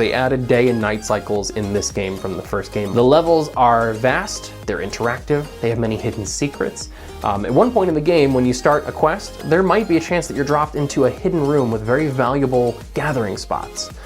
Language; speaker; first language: English; native; English